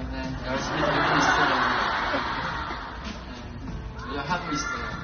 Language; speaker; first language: Korean; non-native, fluent; Chinese